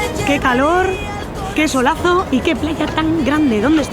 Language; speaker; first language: Spanish; native; Spanish